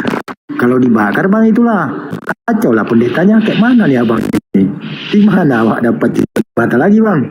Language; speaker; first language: Indonesian; native; Indonesian